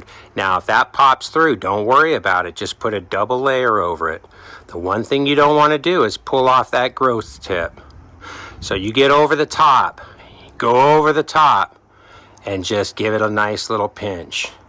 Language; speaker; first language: English; native; English